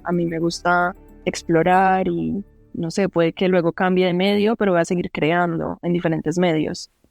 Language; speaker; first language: Spanish; native; Spanish